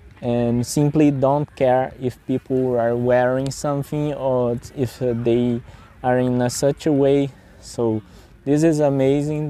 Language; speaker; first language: English; non-native, fluent; Portuguese